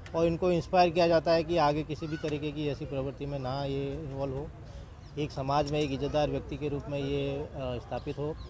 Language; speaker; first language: Hindi; non-native, local second language; Gujarati